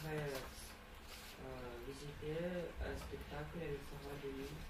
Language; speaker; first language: French; non-native, learner; Russian